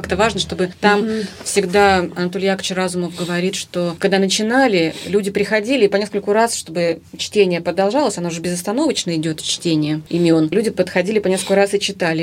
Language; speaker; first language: Russian; native; Russian